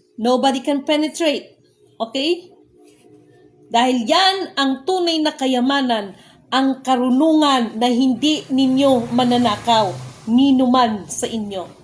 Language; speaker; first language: Filipino; non-native, local second language; Cebuano